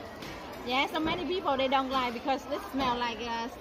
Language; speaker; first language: English; non-native, learner; Vietnamese